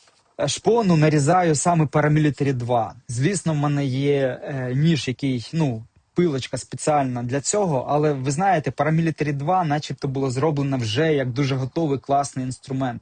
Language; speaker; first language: Ukrainian; native; Ukrainian